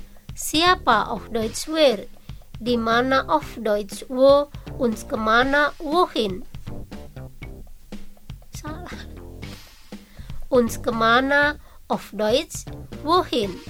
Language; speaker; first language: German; non-native, learner; Indonesian